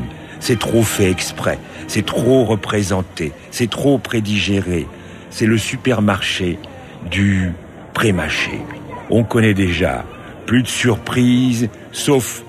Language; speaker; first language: French; native; French